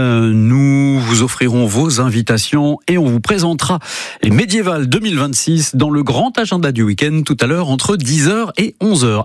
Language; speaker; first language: French; native; French